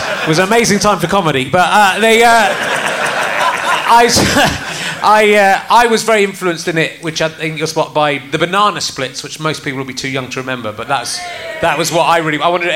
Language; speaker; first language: English; native; English